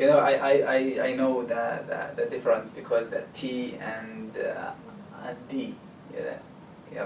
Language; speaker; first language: English; non-native, learner; Arabic